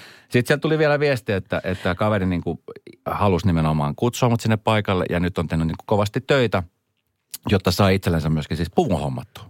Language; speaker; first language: Finnish; early bilingual, other home language; Swedish